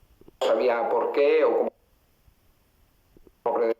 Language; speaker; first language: Spanish; non-native, fluent; Italian